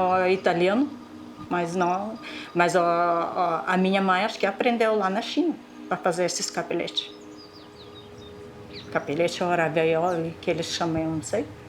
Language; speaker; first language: Portuguese; non-native, local second language; Russian